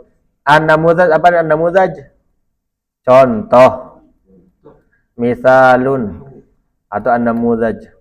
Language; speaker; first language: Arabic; non-native, fluent; Indonesian